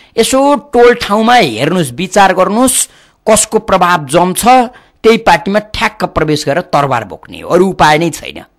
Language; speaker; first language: Nepali; native; Nepali